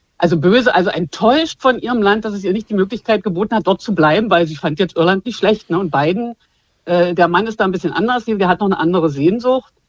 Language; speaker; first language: German; native; German